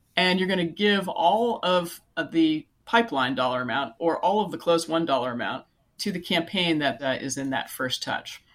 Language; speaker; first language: English; native; English